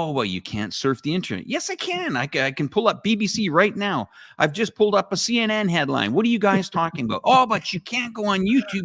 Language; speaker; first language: English; native; English